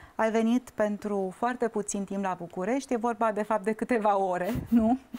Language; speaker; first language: Romanian; native; Romanian